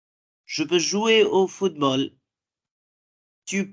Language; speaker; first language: French; non-native, fluent; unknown